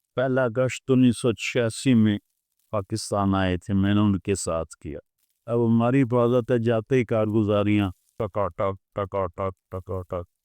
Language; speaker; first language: Urdu; non-native, local second language; Punjabi